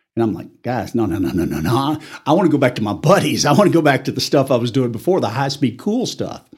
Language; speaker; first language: English; native; English